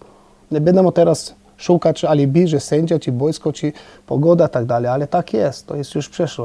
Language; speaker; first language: Polish; non-native, fluent; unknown